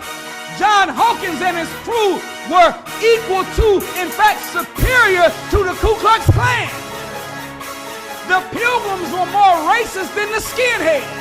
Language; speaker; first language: English; native; English